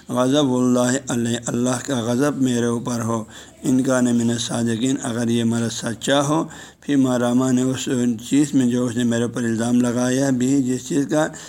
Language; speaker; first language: Urdu; non-native, local second language; Balti